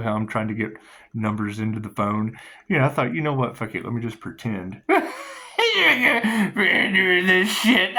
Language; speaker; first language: English; native; English